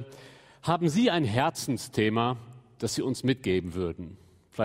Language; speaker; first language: German; native; German